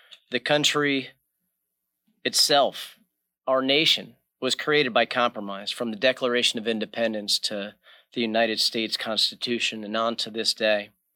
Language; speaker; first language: English; native; English